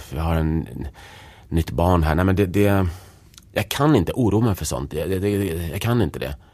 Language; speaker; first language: Swedish; early bilingual, other home language; Czech